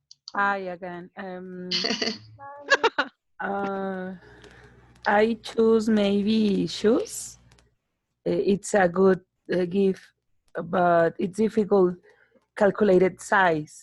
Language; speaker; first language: English; non-native, learner; Spanish